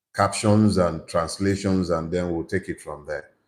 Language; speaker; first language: English; non-native, local second language; Yoruba